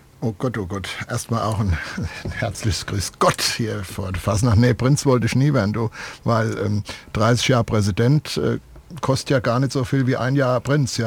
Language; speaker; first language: German; native; German